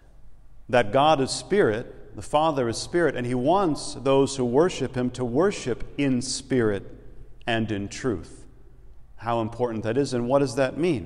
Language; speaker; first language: English; native; English